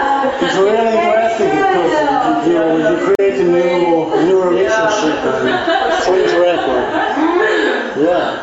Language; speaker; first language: English; non-native, learner; Italian